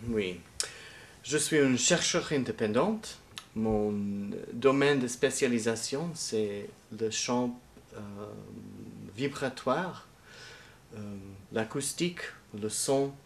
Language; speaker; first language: French; non-native, learner; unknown